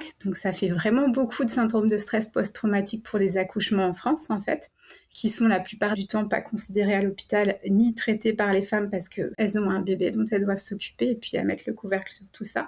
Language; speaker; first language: French; native; French